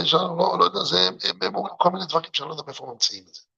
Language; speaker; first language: Hebrew; non-native, fluent; English